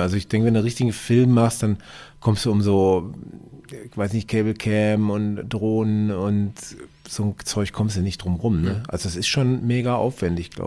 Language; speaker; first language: German; native; German